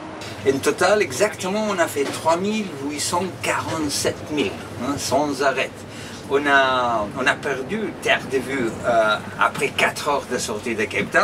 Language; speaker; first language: French; non-native, fluent; Spanish